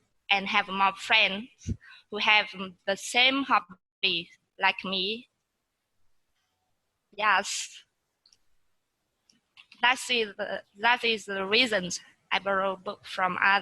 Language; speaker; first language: English; non-native, learner; Vietnamese